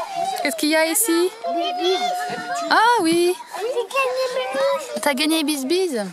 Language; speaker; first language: French; native; French